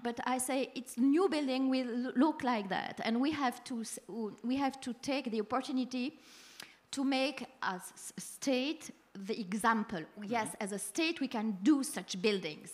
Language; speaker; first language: English; non-native, fluent; French